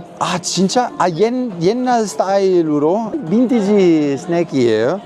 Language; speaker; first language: Korean; non-native, fluent; Italian